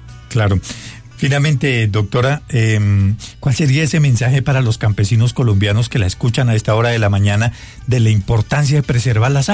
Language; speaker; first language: Spanish; native; Spanish